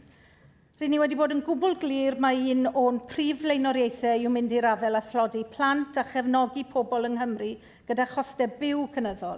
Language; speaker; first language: Welsh; native; Welsh